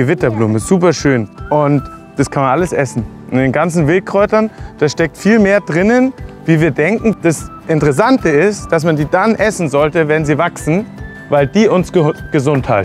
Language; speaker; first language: German; native; German